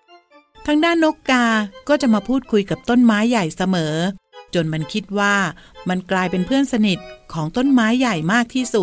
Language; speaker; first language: Thai; native; Thai